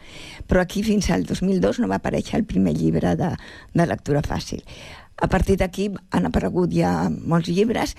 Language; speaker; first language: Catalan; native; Catalan